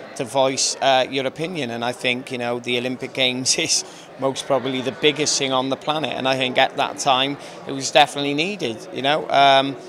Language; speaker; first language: English; native; English